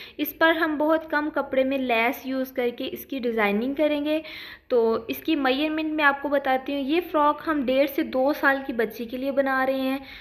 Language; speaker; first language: Urdu; native; Urdu